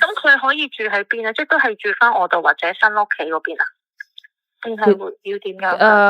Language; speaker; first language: Cantonese; native; Cantonese